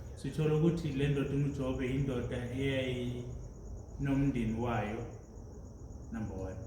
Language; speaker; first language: Zulu; non-native, local second language; Xhosa